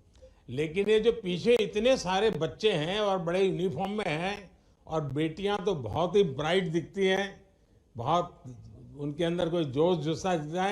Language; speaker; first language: Hindi; non-native, local second language; Gujarati